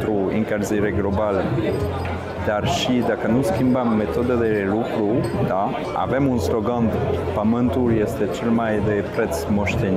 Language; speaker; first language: Romanian; non-native, fluent; French